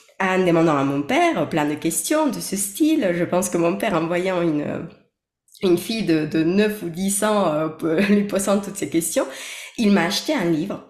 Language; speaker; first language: French; non-native, fluent; Spanish